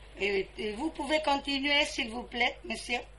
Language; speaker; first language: French; non-native, fluent; Spanish